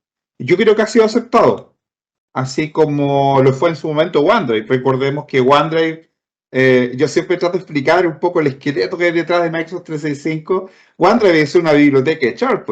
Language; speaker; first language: Spanish; native; Spanish